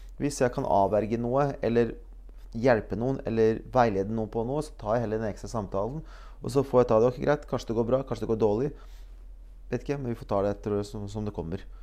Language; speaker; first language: Norwegian; early bilingual, other home language; Bosnian